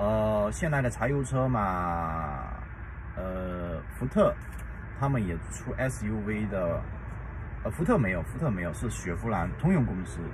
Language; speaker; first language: Chinese; native; Chinese